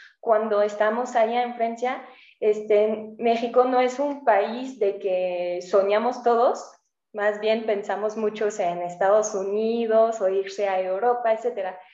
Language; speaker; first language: Spanish; non-native, fluent; French